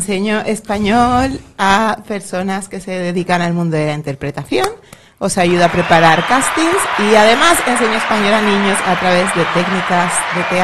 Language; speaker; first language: Spanish; native; Spanish